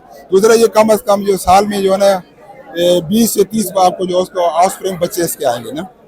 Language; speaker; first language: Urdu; non-native, local second language; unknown